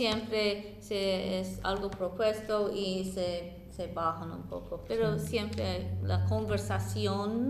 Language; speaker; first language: Spanish; non-native, fluent; English